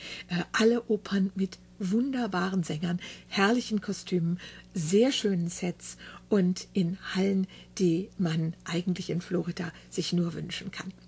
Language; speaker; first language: German; native; German